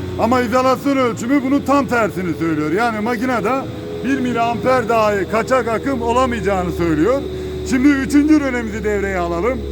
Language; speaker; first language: Turkish; native; Turkish